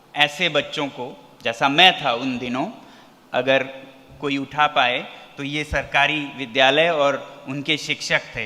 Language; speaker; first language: Hindi; non-native, local second language; Ladakhi